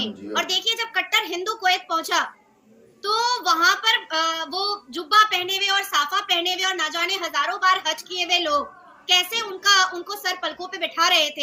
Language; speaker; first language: Hindi; native; Hindi